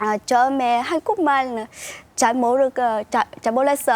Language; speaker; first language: Korean; non-native, learner; Vietnamese